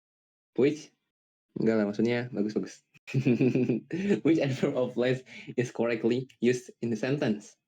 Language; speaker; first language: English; non-native, learner; Indonesian